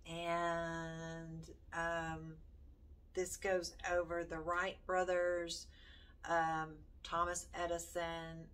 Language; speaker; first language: English; native; English